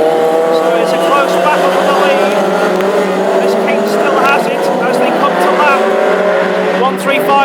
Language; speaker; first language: English; native; English